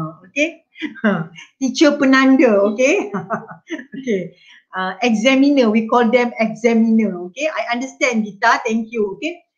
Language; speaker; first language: English; non-native, local second language; Malay